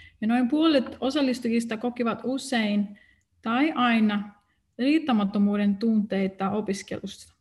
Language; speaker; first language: Finnish; non-native, fluent; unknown